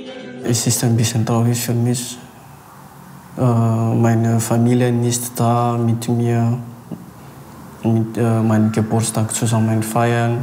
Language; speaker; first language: German; non-native, learner; Malagasy